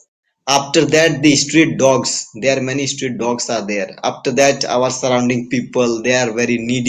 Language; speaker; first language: English; non-native, fluent; Hindi